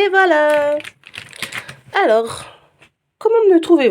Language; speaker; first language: French; native; French